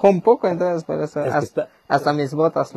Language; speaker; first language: Spanish; non-native, local second language; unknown